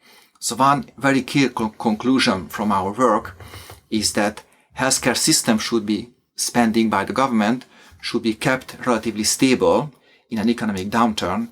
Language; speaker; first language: English; non-native, fluent; Hungarian